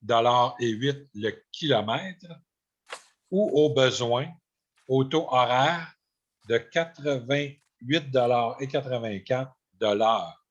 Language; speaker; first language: French; native; French